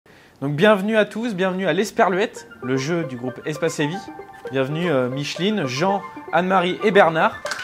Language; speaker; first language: French; native; French